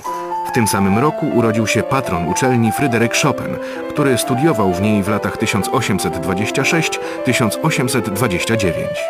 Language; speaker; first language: Polish; native; Polish